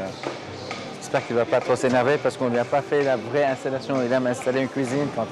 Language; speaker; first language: French; non-native, local second language; Arabic